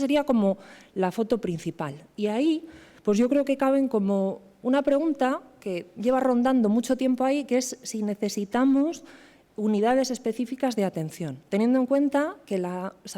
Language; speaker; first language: Spanish; native; Spanish